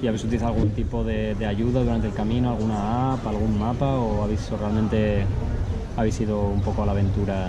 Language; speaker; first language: Spanish; native; Spanish